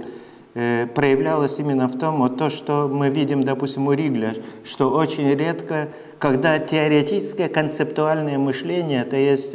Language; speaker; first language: Russian; non-native, fluent; Lithuanian